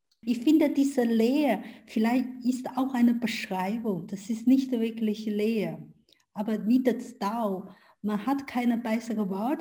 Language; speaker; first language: German; non-native, learner; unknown